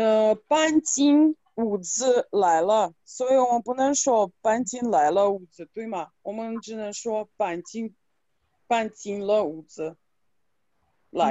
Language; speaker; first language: Chinese; non-native, fluent; Russian